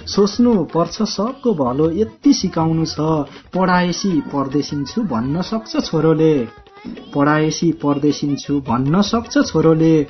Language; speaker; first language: Nepali; native; Nepali